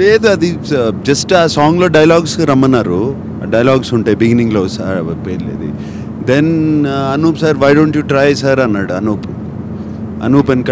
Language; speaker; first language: Telugu; native; Telugu